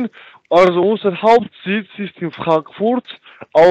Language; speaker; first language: German; non-native, learner; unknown